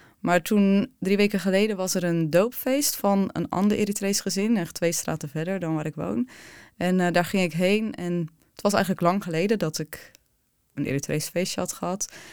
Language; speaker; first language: Dutch; native; Dutch